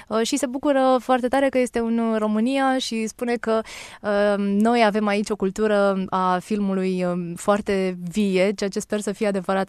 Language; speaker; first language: Romanian; native; Romanian